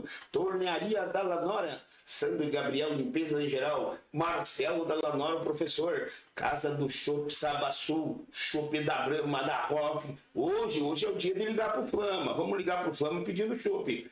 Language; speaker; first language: Portuguese; native; Portuguese